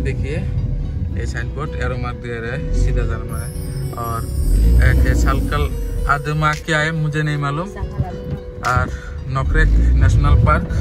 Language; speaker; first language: Hindi; non-native, local second language; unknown